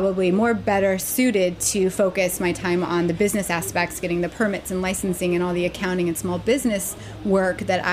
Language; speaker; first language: English; native; English